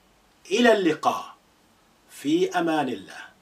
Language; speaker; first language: Arabic; non-native, fluent; English